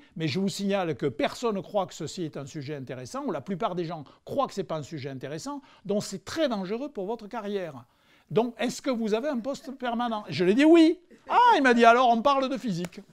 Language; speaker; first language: French; native; French